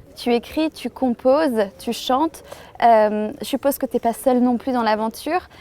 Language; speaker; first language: French; native; French